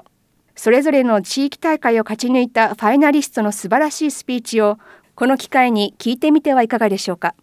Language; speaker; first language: Japanese; native; Japanese